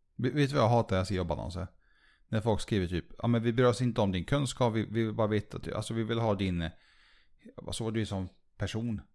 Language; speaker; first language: Swedish; early bilingual, other home language; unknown